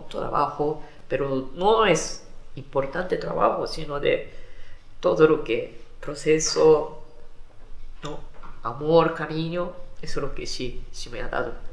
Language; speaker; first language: Spanish; non-native, fluent; Japanese